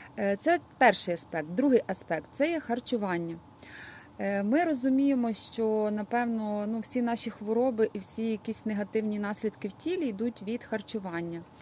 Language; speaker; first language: Ukrainian; native; Ukrainian